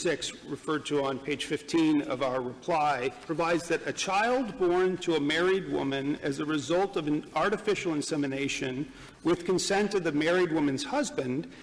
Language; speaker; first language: English; native; English